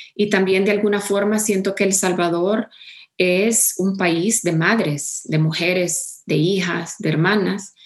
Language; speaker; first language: Spanish; early bilingual, heritage; Spanish